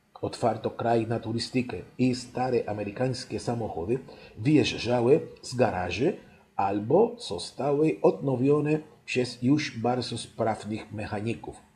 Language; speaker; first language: Polish; non-native, fluent; Spanish